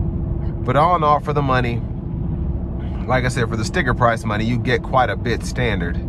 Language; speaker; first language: English; native; English